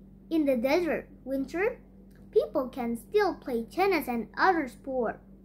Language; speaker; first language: English; non-native, learner; Indonesian